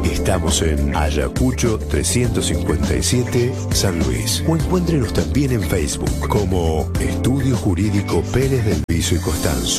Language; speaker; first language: Spanish; native; Spanish